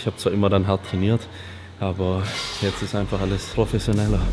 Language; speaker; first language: German; native; German